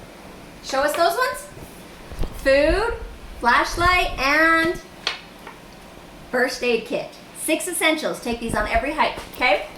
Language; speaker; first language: English; native; English